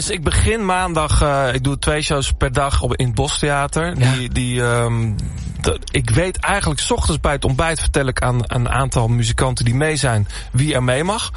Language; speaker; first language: Dutch; native; Dutch